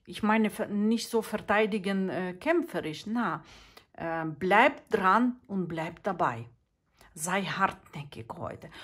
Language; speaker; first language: German; non-native, fluent; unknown